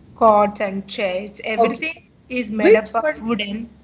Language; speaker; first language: English; non-native, local second language; Telugu